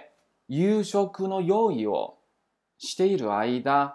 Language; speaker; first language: Japanese; non-native, fluent; Chinese